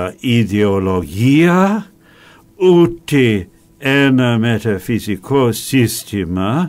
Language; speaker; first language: Greek; non-native, fluent; English